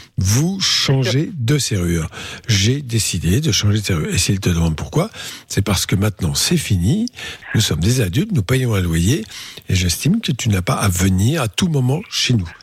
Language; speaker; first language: French; native; French